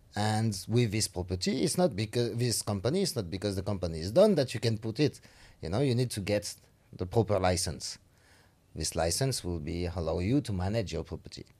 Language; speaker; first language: English; non-native, fluent; French